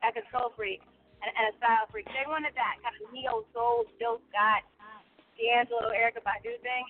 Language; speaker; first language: English; native; English